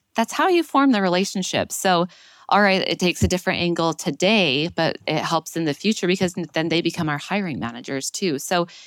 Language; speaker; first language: English; native; English